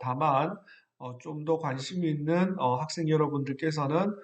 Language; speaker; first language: Korean; native; Korean